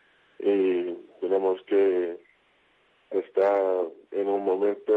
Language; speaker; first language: Spanish; non-native, fluent; English